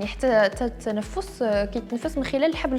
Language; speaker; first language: Arabic; native; Arabic